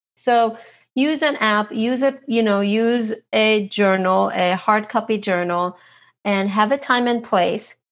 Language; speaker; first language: English; non-native, fluent; Turkish